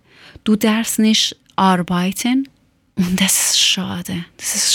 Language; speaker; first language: German; non-native, learner; Persian